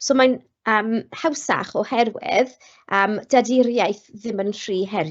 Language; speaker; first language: Welsh; non-native, local second language; English